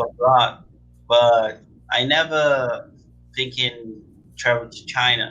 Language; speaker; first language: English; non-native, learner; Portuguese